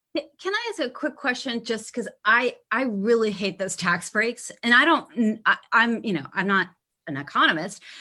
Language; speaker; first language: English; native; English